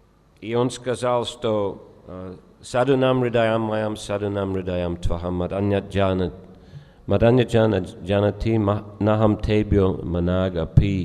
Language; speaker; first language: Russian; non-native, fluent; English